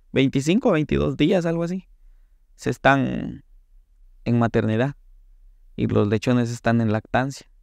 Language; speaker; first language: Spanish; native; Spanish